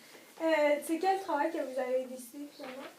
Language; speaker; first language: French; native; French